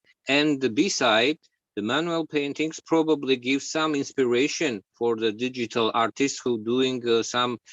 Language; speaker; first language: English; non-native, learner; Georgian